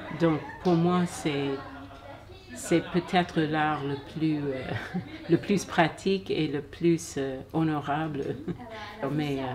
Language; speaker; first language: French; non-native, fluent; English